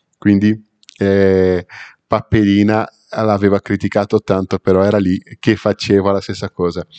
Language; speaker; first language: Italian; non-native, fluent; Portuguese